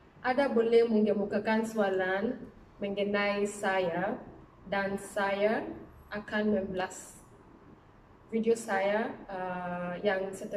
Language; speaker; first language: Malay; non-native, learner; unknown